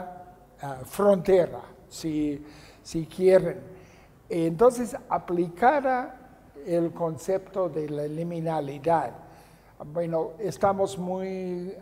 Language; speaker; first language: Spanish; non-native, fluent; English